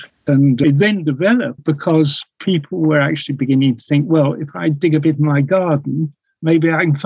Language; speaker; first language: English; native; English